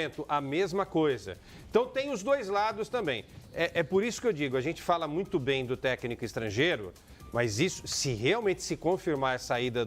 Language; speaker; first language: Portuguese; native; Portuguese